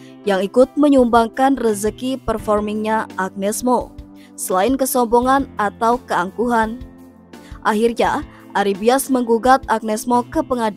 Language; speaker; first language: Indonesian; native; Indonesian